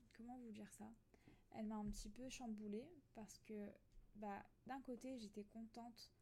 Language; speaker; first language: French; native; French